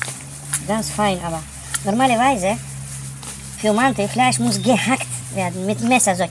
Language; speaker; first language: German; non-native, learner; Russian